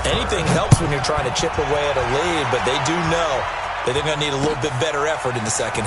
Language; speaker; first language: English; native; English